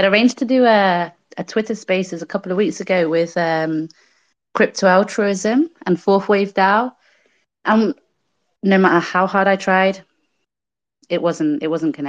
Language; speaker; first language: English; native; English